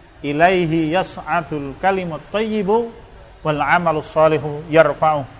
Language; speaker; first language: Indonesian; non-native, local second language; Javanese